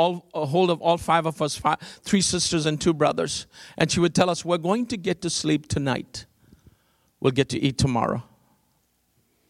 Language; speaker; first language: English; non-native, local second language; Bangla